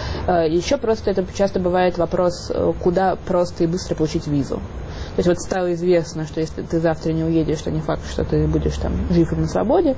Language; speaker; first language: Russian; native; Russian